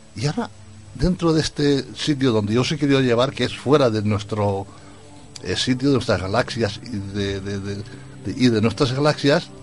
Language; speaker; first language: Spanish; native; Spanish